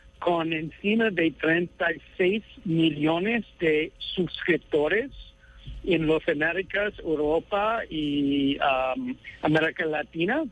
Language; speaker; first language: Spanish; non-native, fluent; English